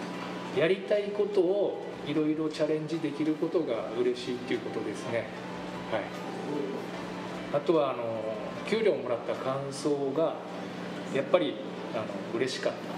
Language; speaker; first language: Japanese; native; Japanese